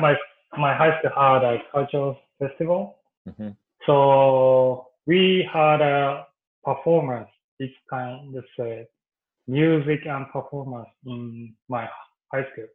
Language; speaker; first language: English; non-native, learner; Japanese